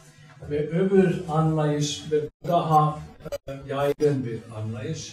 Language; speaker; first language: Turkish; non-native, fluent; Finnish